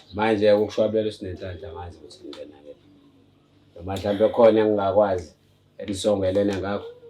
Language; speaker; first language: Zulu; native; Zulu